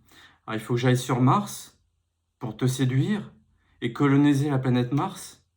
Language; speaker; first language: French; native; French